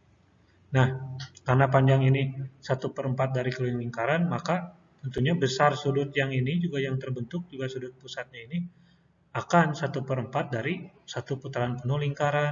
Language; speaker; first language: Indonesian; native; Indonesian